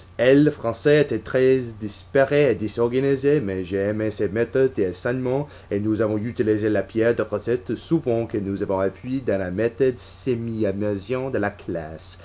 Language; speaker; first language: French; non-native, learner; English